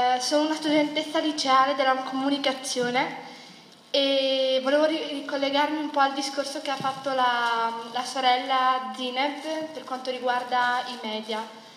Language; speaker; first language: Italian; early bilingual, other home language; Arabic